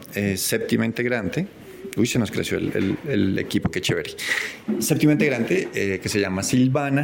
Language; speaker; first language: Spanish; native; Spanish